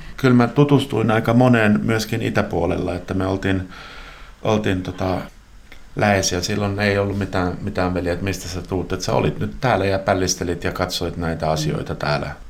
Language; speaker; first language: Finnish; non-native, local second language; Swedish